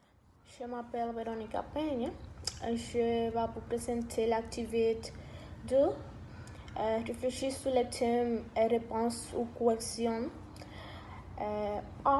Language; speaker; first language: French; non-native, learner; Spanish